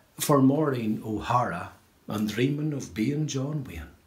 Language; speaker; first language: English; native; English